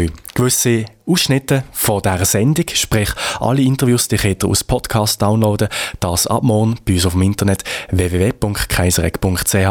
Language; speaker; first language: German; native; German